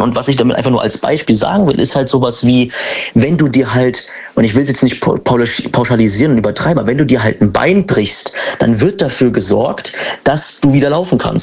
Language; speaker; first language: German; native; German